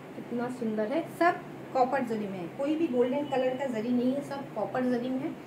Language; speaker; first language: Hindi; non-native, local second language; Bangla